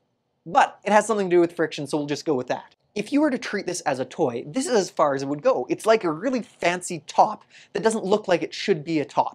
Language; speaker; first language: English; native; English